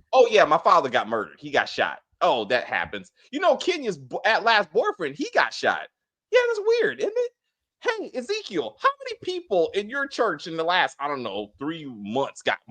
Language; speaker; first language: English; native; English